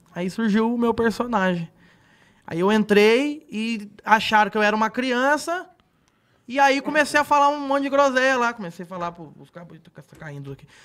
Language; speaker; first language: Portuguese; native; Portuguese